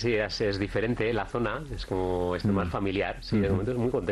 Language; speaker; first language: Spanish; native; Spanish